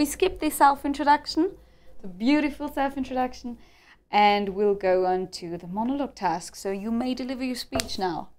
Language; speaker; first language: English; non-native, fluent; German